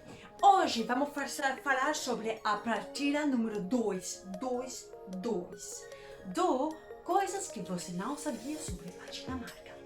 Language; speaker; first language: Portuguese; non-native, learner; Danish